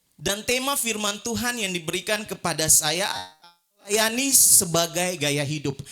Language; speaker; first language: Indonesian; native; Indonesian